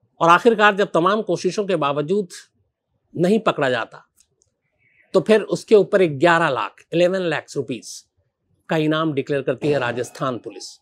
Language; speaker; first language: Hindi; native; Hindi